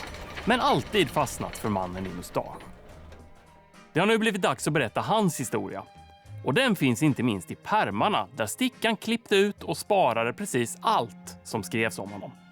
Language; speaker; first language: Swedish; native; Swedish